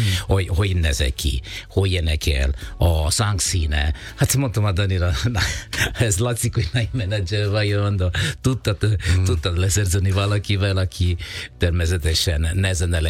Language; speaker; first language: Hungarian; non-native, fluent; Italian